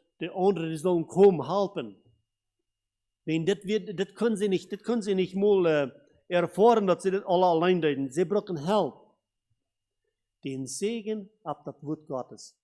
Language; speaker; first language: German; non-native, learner; Low German